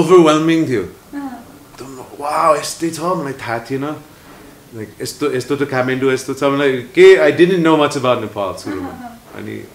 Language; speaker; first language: Nepali; non-native, learner; English